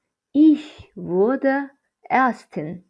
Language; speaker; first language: German; non-native, fluent; Azerbaijani